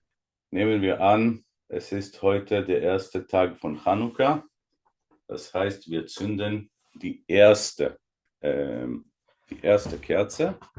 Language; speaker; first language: German; non-native, fluent; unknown